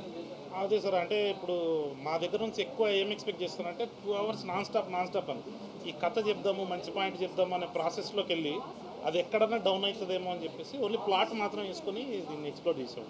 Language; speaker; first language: Telugu; native; Telugu